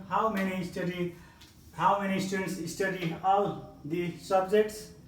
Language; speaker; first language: English; non-native, local second language; Nepali